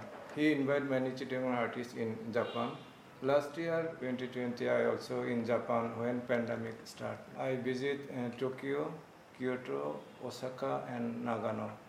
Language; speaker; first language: English; non-native, local second language; Kok Borok